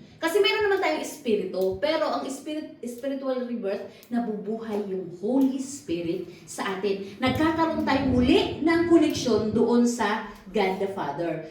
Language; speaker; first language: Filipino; non-native, local second language; Cebuano